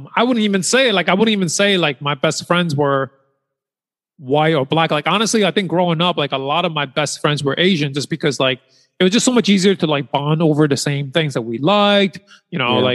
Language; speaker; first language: English; early bilingual, other home language; Chinese